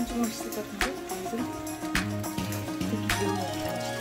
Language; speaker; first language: Korean; non-native, fluent; Kazakh